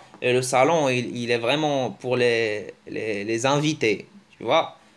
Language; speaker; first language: French; early bilingual, other home language; Arabic